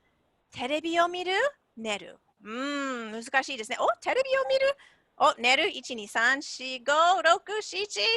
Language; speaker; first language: Japanese; non-native, fluent; English